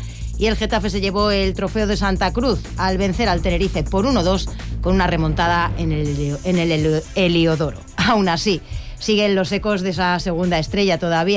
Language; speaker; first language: Spanish; native; Spanish